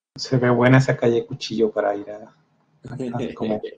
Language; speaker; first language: Spanish; native; Spanish